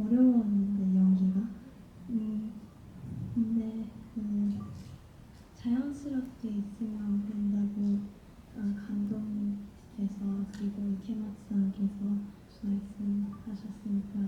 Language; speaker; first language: Korean; non-native, learner; Japanese